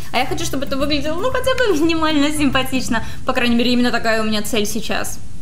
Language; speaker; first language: Russian; native; Russian